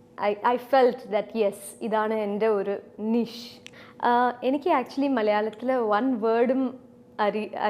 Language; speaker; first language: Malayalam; non-native, fluent; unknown